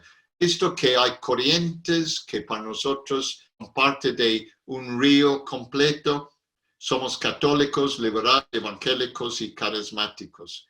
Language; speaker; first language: Spanish; non-native, fluent; English